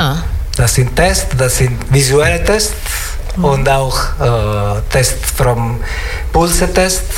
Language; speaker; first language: German; non-native, learner; Italian